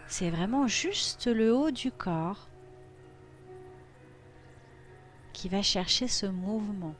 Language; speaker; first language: French; native; French